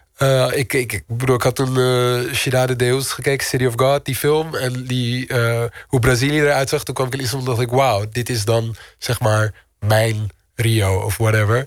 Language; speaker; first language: Dutch; early bilingual, other home language; Turkish